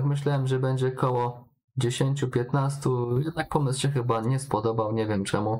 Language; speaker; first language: Polish; native; Polish